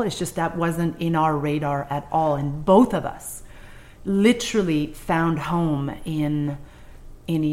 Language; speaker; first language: English; non-native, fluent; French